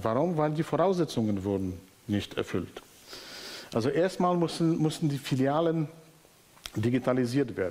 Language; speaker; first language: German; non-native, fluent; Polish